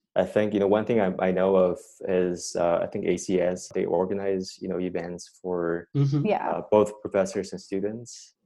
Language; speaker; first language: English; non-native, fluent; Chinese